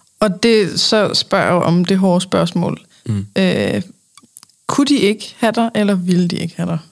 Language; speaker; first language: Danish; native; Danish